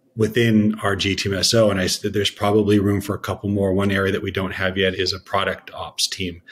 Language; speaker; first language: English; native; English